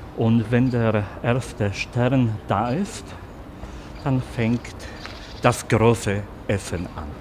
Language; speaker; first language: German; non-native, fluent; Polish